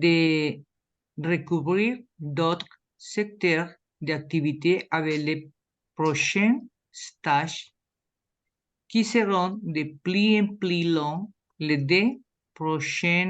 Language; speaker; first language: French; non-native, learner; Spanish